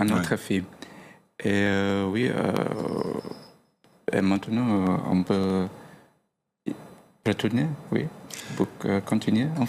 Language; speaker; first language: French; non-native, learner; Vietnamese